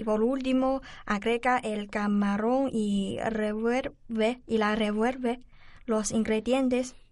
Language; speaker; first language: Spanish; non-native, learner; Chinese